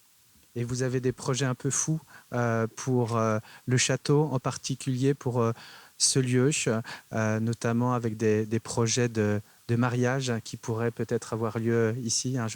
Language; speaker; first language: French; native; French